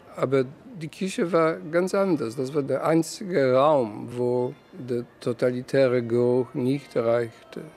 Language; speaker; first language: German; non-native, fluent; Polish